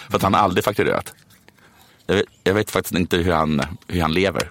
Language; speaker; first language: Swedish; native; Swedish